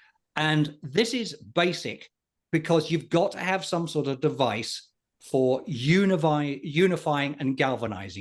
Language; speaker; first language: English; native; English